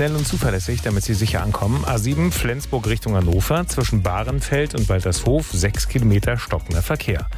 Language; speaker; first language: German; native; German